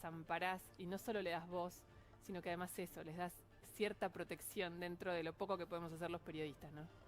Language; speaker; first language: Spanish; native; Spanish